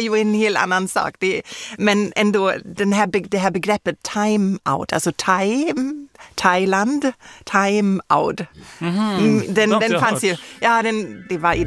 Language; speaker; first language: Swedish; non-native, fluent; German